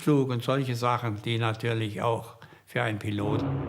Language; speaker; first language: German; native; German